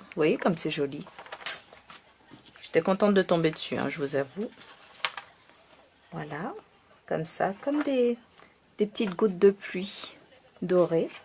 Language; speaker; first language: French; native; French